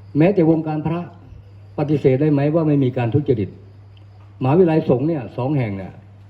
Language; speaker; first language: Thai; non-native, local second language; Northern Khmer